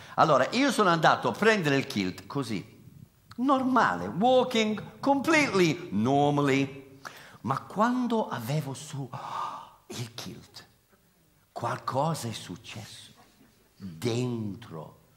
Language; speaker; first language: Italian; non-native, fluent; English